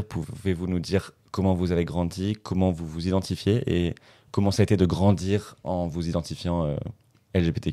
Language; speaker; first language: French; native; French